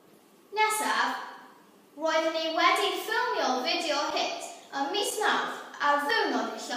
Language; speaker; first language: Welsh; non-native, local second language; English